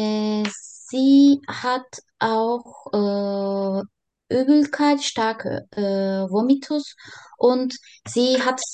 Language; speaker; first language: German; non-native, learner; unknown